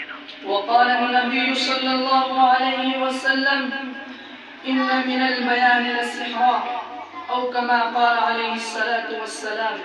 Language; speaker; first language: Arabic; non-native, learner; Urdu